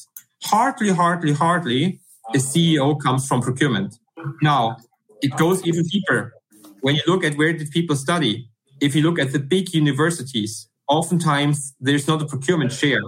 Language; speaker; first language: English; non-native, fluent; German